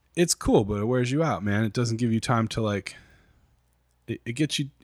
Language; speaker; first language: English; native; English